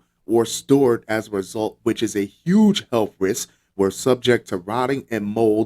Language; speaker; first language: English; native; English